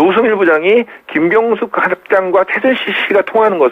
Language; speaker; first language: Korean; native; Korean